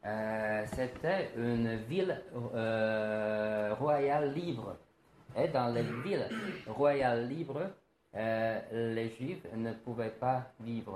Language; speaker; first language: French; non-native, fluent; Slovak